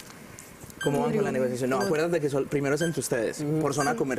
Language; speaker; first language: Spanish; native; Spanish